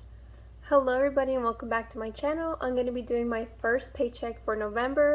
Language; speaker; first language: English; native; English